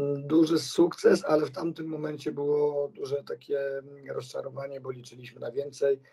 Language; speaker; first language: Polish; native; Polish